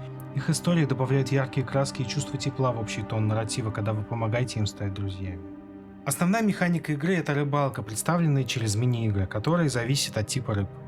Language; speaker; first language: Russian; native; Russian